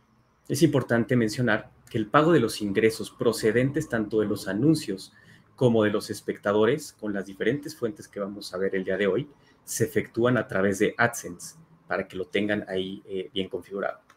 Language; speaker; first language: Spanish; native; Spanish